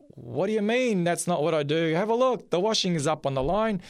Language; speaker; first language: English; early bilingual, other home language; Macedonian